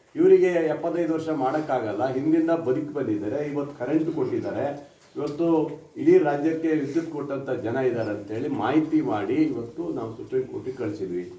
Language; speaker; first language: Kannada; native; Kannada